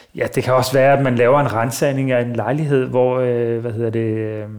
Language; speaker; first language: Danish; early bilingual, other home language; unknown